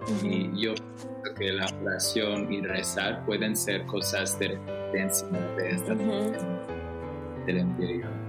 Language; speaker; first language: Spanish; non-native, fluent; English